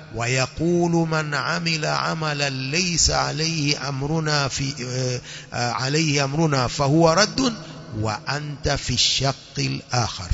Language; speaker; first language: Arabic; non-native, fluent; Swahili